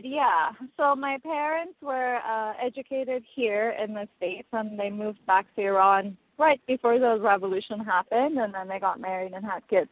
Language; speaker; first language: English; non-native, fluent; Persian